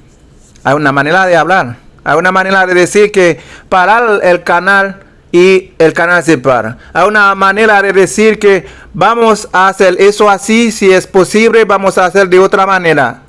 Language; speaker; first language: Spanish; non-native, fluent; Haitian Creole